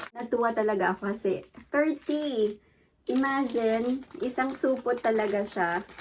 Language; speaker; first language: Filipino; native; Filipino